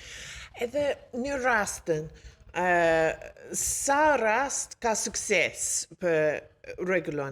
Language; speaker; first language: Albanian; non-native, learner; English